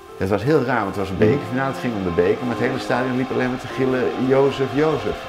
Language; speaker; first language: Dutch; native; Dutch